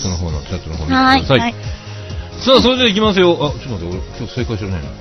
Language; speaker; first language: Japanese; native; Japanese